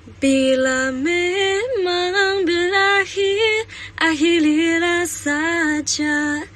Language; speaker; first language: Indonesian; non-native, learner; Chinese